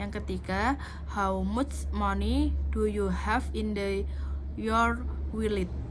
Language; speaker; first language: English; non-native, learner; Indonesian